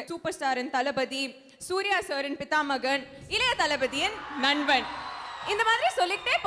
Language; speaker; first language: Tamil; native; Tamil